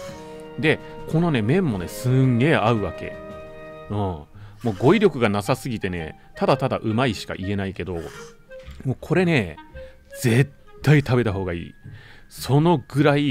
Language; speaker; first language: Japanese; native; Japanese